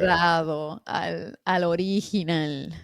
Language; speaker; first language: Spanish; native; Spanish